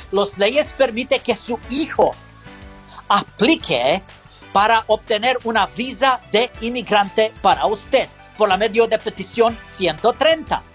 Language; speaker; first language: Spanish; non-native, learner; English